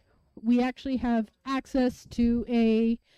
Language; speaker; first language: English; native; English